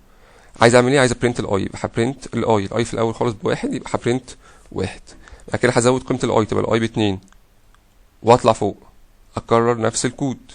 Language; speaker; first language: Arabic; native; Arabic